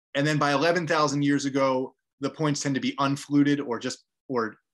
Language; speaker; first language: English; native; English